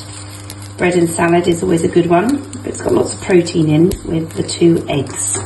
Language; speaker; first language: English; native; English